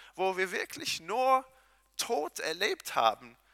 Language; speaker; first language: German; non-native, fluent; Hebrew